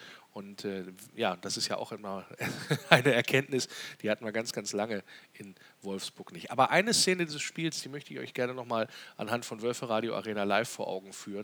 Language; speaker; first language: German; native; German